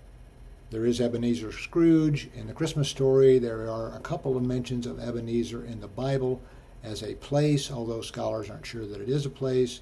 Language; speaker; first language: English; native; English